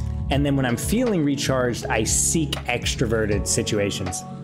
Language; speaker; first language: English; native; English